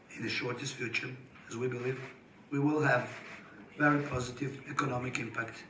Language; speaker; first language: English; non-native, fluent; Georgian